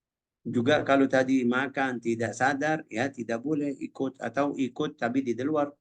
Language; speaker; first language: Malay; non-native, fluent; Arabic